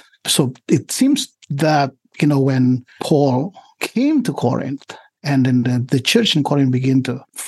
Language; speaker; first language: English; non-native, fluent; Indonesian